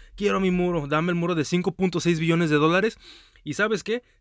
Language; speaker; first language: Spanish; early bilingual, heritage; Spanish